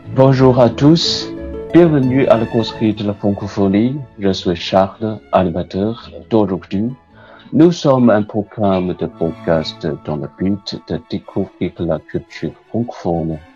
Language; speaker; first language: French; non-native, fluent; Chinese